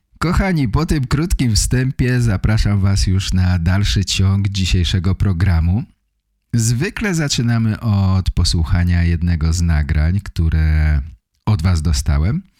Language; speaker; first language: Polish; native; Polish